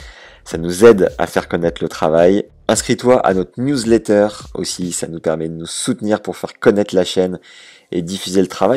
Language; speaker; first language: French; native; French